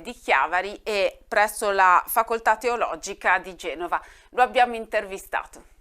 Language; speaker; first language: Italian; native; Italian